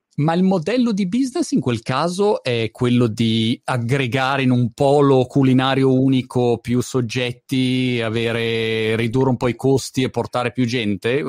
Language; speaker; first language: Italian; native; Italian